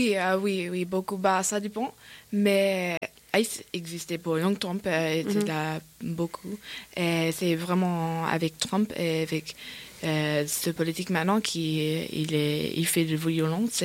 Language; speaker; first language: French; non-native, learner; English